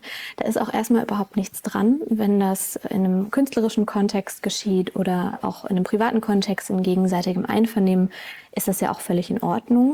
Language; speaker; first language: German; native; German